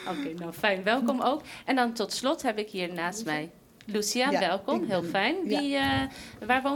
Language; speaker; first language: Dutch; native; Dutch